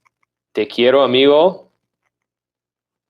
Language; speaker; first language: Spanish; non-native, fluent; English